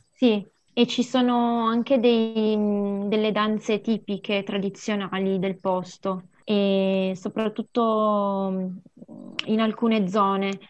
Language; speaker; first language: Italian; early bilingual, other home language; Sinhala